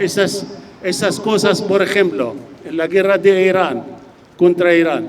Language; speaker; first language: Spanish; non-native, fluent; Arabic